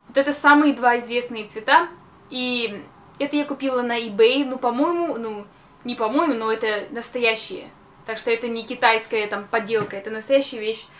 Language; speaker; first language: Russian; early bilingual, heritage; Russian